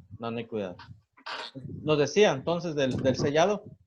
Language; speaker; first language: Spanish; native; Spanish